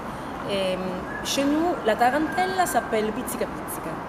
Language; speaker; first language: French; non-native, fluent; Italian